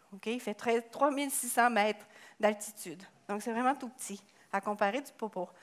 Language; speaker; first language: French; native; French